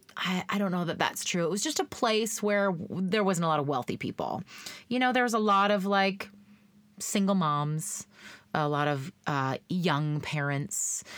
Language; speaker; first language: English; native; English